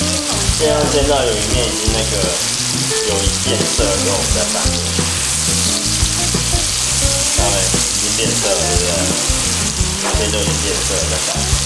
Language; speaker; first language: Chinese; native; Chinese